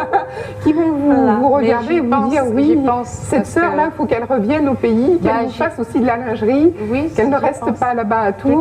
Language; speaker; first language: French; native; French